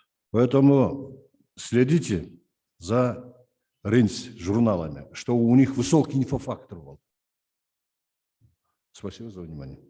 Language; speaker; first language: Russian; non-native, local second language; Kyrgyz